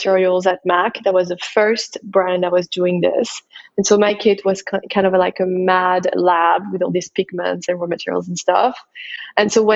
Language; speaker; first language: English; non-native, fluent; French